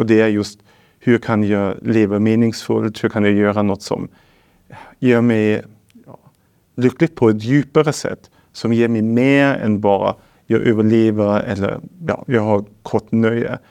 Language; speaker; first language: Swedish; non-native, fluent; German